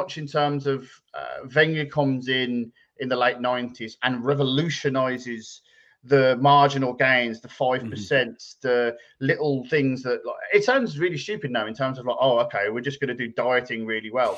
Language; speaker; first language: English; native; English